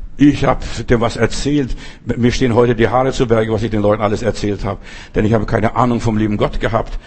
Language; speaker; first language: German; non-native, fluent; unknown